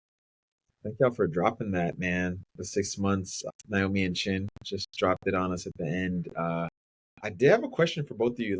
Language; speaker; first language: English; native; English